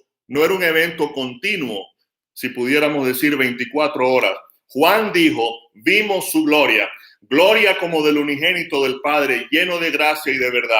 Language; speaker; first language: Spanish; native; Spanish